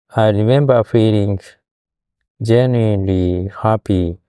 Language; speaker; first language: English; non-native, fluent; Japanese